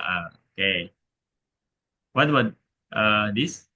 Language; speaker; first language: English; non-native, learner; Indonesian